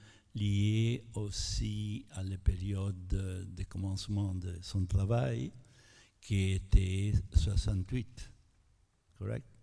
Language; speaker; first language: French; non-native, fluent; Italian